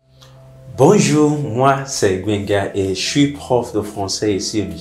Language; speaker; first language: French; non-native, fluent; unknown